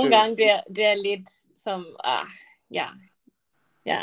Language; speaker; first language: Danish; non-native, learner; Spanish